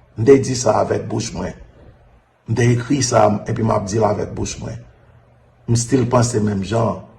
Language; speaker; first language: Haitian Creole; early bilingual, heritage; Haitian Creole